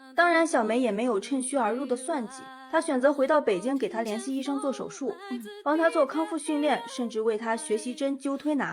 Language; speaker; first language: Chinese; native; Chinese